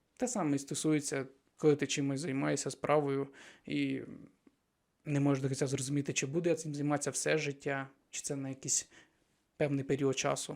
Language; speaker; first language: Ukrainian; non-native, local second language; Russian